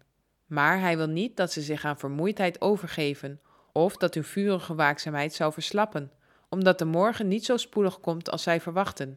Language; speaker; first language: Dutch; native; Dutch